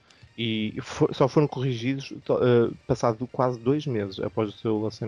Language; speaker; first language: Portuguese; native; Portuguese